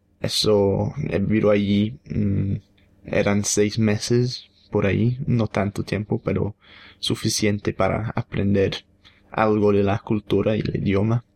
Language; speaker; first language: Spanish; non-native, fluent; English